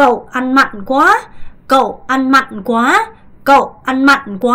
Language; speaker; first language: Vietnamese; non-native, fluent; Korean